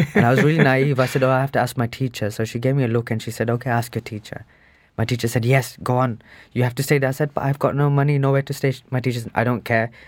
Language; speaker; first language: English; native; English